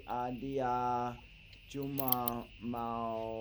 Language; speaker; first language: Indonesian; non-native, learner; English